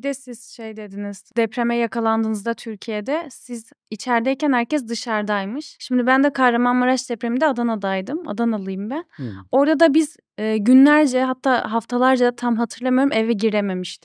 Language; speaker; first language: Turkish; native; Turkish